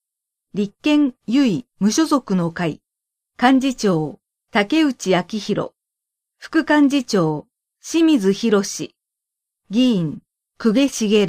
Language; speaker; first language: Japanese; native; Japanese